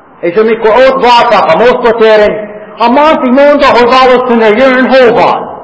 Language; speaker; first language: Hungarian; non-native, fluent; English